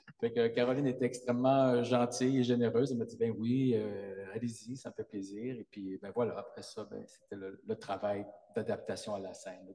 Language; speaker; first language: French; native; French